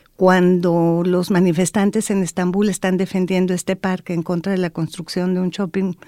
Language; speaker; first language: Spanish; native; Spanish